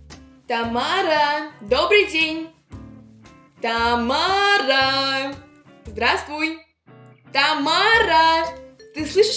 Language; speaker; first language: Russian; native; Russian